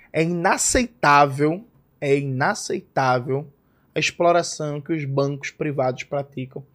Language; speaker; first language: Portuguese; native; Portuguese